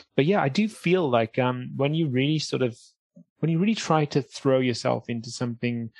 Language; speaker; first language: English; native; English